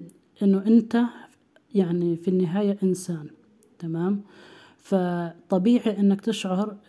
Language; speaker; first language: Arabic; native; Arabic